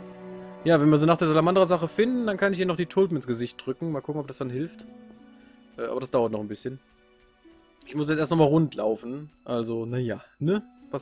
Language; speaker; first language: German; native; German